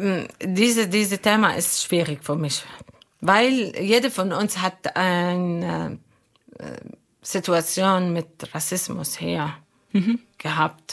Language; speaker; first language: German; non-native, fluent; Arabic